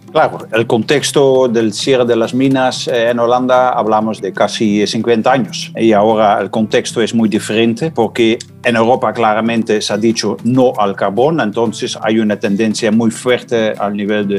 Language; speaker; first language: Spanish; non-native, fluent; Dutch